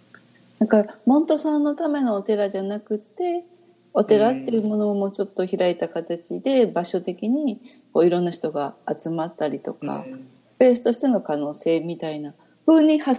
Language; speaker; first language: Japanese; native; Japanese